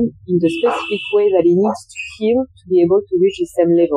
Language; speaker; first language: English; non-native, fluent; French